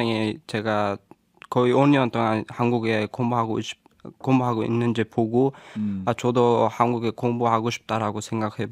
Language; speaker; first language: Korean; non-native, learner; Uzbek